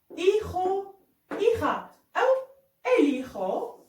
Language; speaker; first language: Spanish; non-native, fluent; Arabic